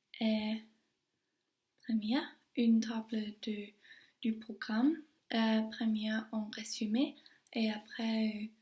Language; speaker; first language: French; non-native, learner; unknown